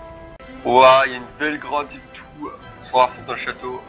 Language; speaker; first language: French; native; French